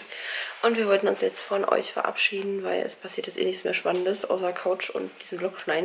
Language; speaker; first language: German; native; German